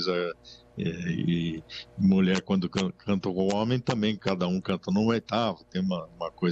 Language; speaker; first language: Portuguese; native; Portuguese